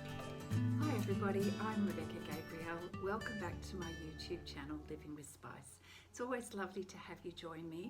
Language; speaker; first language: English; native; English